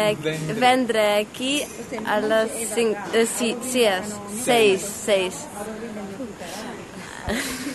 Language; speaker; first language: Spanish; non-native, learner; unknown